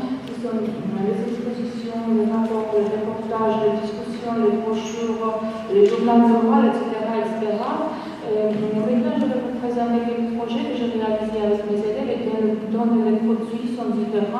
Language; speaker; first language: French; non-native, fluent; Georgian